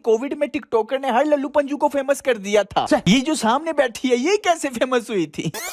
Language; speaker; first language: Urdu; non-native, local second language; Punjabi